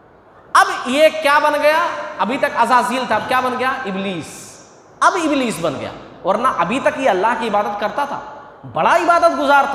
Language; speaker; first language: Urdu; native; Urdu